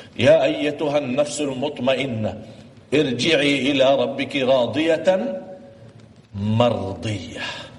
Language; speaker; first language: Malay; non-native, fluent; Arabic